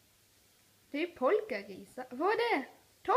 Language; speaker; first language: Swedish; early bilingual, other home language; Spanish